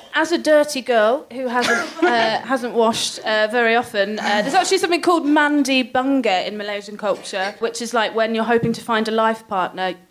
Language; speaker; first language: English; native; English